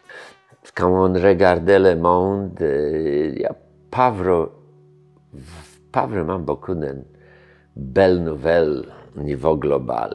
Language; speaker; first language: French; non-native, learner; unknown